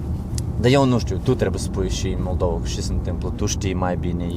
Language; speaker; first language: Romanian; non-native, learner; Ukrainian